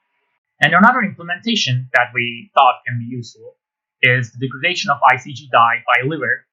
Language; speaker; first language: English; non-native, fluent; Turkish